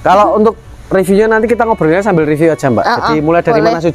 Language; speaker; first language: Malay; non-native, local second language; Javanese